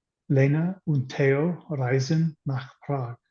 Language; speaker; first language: German; non-native, learner; English